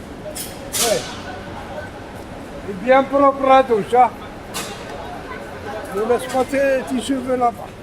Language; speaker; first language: French; non-native, local second language; Arabic